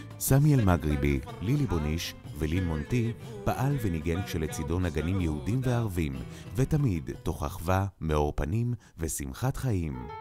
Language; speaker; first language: Hebrew; native; Hebrew